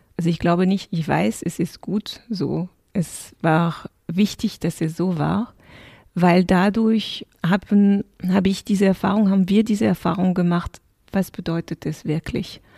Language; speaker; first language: German; non-native, fluent; French